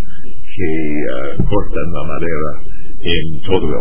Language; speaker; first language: Spanish; non-native, fluent; English